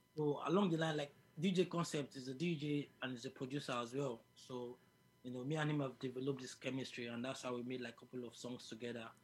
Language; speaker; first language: English; non-native, local second language; Yoruba